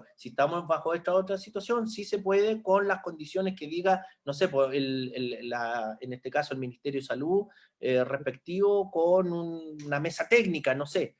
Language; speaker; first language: Spanish; native; Spanish